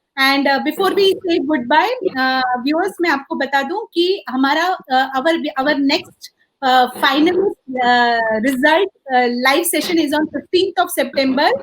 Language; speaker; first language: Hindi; non-native, local second language; Malayalam